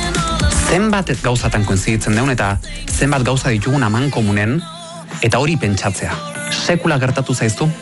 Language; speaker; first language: Basque; native; Basque